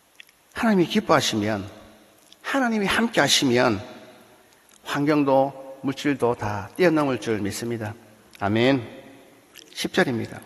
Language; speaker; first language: Korean; native; Korean